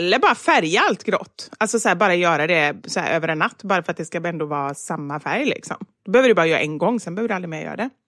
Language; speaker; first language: Swedish; native; Swedish